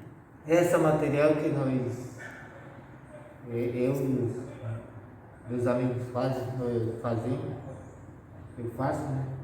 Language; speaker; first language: Portuguese; non-native, local second language; Guarani